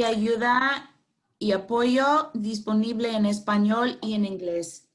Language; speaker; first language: Spanish; non-native, fluent; English